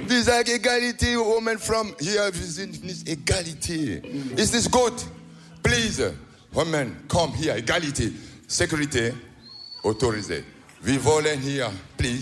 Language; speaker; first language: English; non-native, learner; German